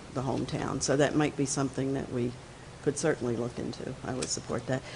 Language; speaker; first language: English; native; English